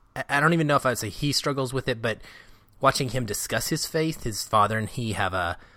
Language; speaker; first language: English; native; English